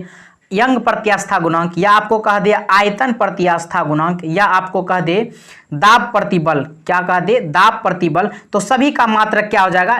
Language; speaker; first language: Hindi; native; Hindi